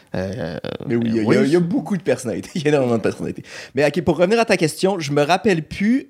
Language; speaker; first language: French; native; French